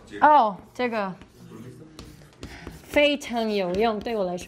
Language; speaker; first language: Chinese; non-native, learner; Spanish